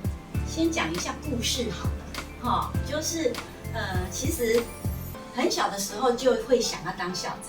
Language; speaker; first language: Chinese; non-native, local second language; Min Nan Chinese